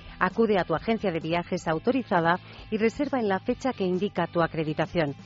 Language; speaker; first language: Spanish; native; Spanish